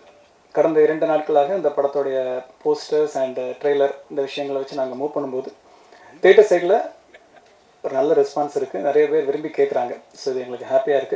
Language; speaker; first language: Tamil; native; Tamil